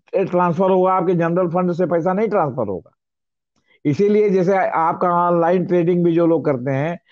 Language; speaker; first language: Hindi; native; Hindi